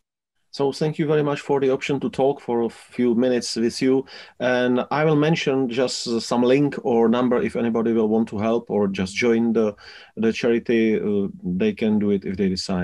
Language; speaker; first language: English; non-native, learner; Czech